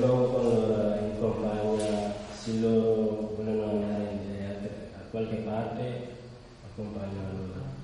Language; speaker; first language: Italian; non-native, learner; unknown